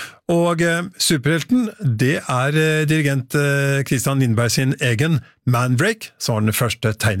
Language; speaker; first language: Norwegian; native; Norwegian